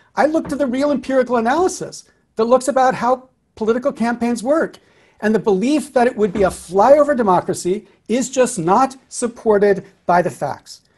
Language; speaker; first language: English; native; English